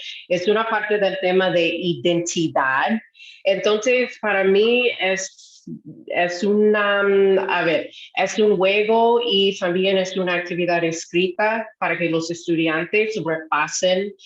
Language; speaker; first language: Spanish; non-native, fluent; English